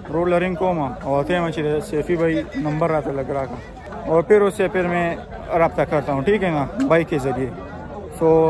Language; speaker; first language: Urdu; non-native, local second language; Pashto